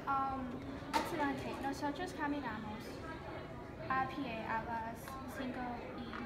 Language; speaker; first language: Spanish; non-native, learner; English